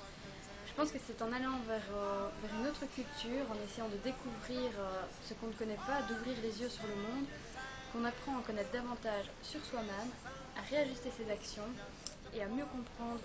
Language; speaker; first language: French; native; French